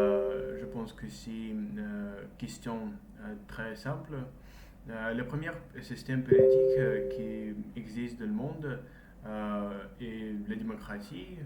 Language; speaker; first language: French; non-native, learner; Russian